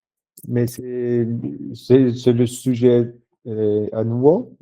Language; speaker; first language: French; non-native, learner; Turkish